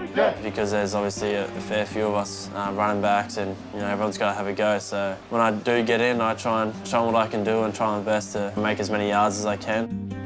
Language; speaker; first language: English; native; English